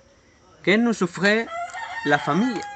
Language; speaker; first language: French; non-native, learner; Spanish